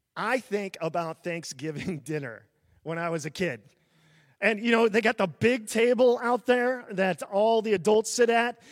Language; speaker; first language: English; native; English